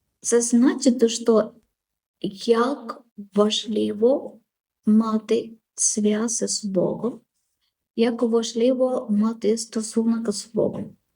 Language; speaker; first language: Ukrainian; non-native, learner; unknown